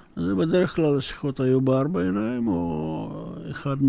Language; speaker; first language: Hebrew; non-native, fluent; Russian